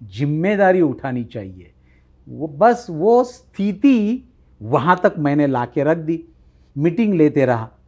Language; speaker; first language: Hindi; non-native, local second language; Marathi